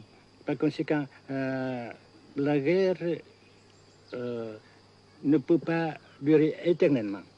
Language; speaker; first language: French; non-native, fluent; Vietnamese